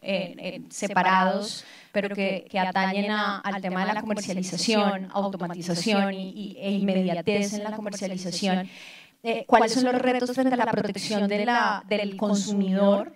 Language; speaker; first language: Spanish; native; Spanish